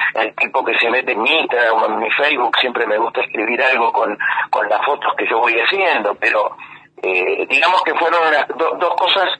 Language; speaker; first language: Spanish; native; Spanish